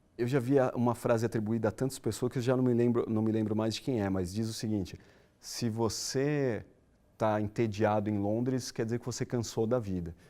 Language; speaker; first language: Portuguese; native; Portuguese